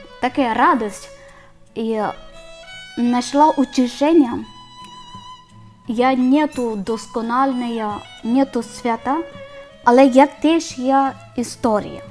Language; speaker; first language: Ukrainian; non-native, learner; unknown